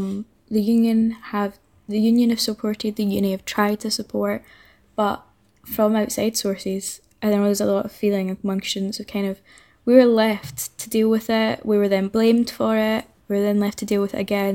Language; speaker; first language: English; native; English